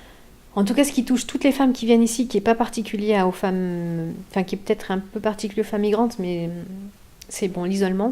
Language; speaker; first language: French; native; French